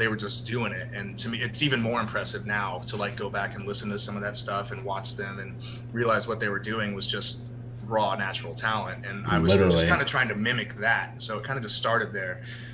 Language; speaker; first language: English; native; English